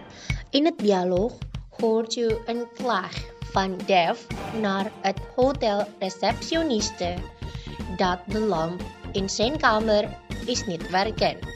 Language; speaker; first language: Dutch; non-native, learner; Indonesian